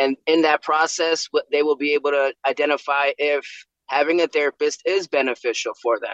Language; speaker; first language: English; native; English